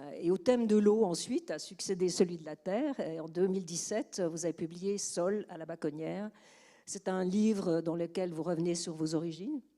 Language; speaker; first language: French; native; French